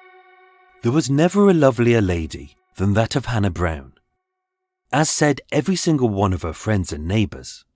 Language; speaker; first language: English; native; English